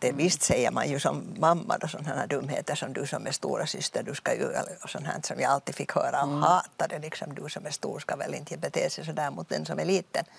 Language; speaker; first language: Swedish; native; Swedish